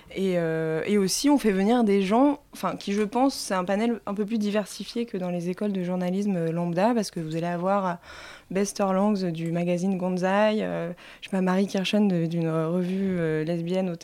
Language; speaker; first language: French; native; French